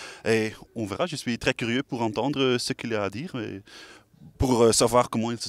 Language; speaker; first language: French; non-native, local second language; Dutch